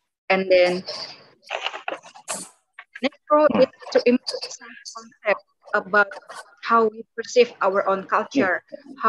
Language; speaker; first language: English; non-native, fluent; Indonesian